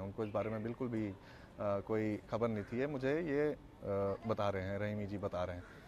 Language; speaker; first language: Hindi; native; Hindi